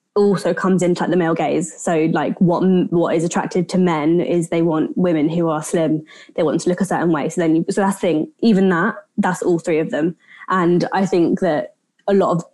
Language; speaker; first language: English; native; English